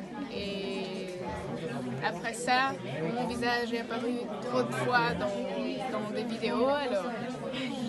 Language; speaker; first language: French; early bilingual, heritage; Spanish